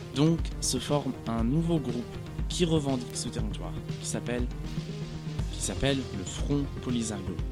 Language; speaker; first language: French; non-native, fluent; German